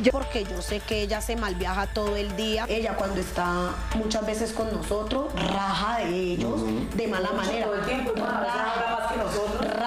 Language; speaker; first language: Spanish; native; Spanish